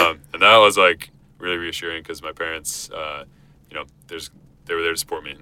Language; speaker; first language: English; native; English